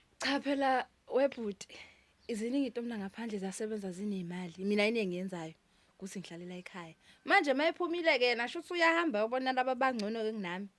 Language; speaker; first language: Zulu; native; Zulu